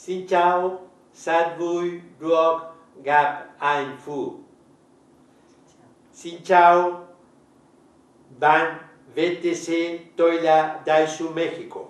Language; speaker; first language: Vietnamese; non-native, learner; Spanish